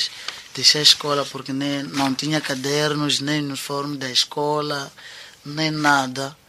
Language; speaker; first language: Portuguese; non-native, local second language; Tsonga